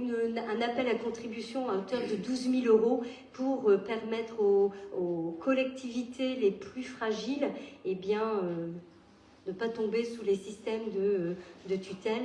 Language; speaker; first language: French; native; French